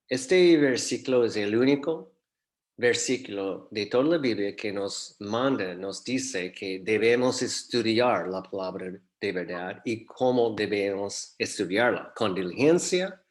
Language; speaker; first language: Spanish; non-native, fluent; English